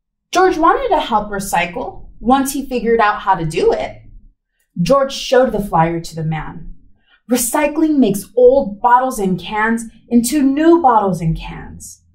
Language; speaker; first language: English; early bilingual, other home language; Spanish